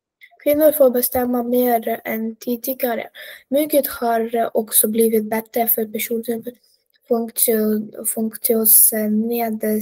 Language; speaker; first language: Swedish; non-native, learner; Russian